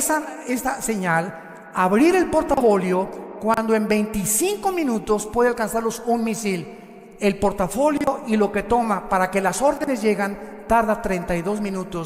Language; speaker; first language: Spanish; native; Spanish